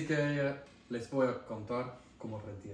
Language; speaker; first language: Spanish; non-native, learner; English